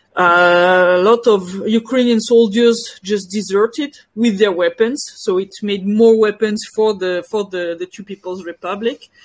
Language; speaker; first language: English; non-native, fluent; French